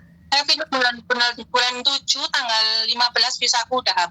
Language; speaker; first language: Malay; non-native, local second language; Javanese